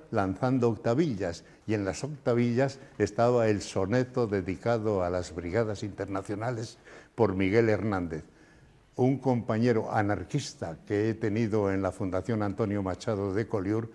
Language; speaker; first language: Spanish; native; Spanish